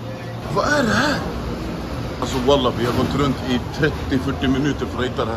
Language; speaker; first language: Swedish; native; Swedish